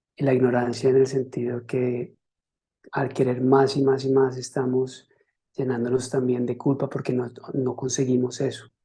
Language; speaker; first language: Spanish; native; Spanish